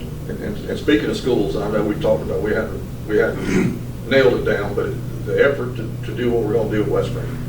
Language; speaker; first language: English; native; English